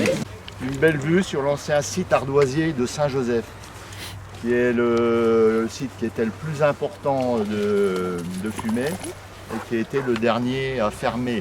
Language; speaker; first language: French; native; French